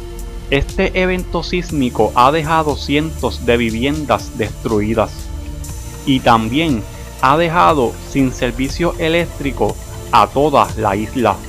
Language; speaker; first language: Spanish; native; Spanish